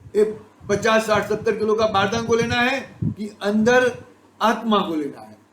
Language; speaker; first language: Hindi; non-native, local second language; Gujarati